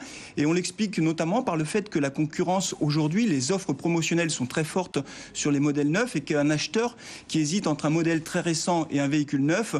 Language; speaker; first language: French; native; French